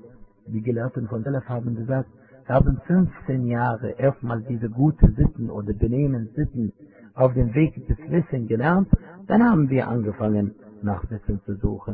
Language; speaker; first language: German; non-native, fluent; Arabic